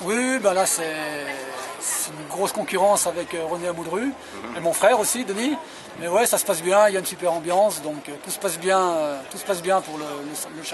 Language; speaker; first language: French; native; French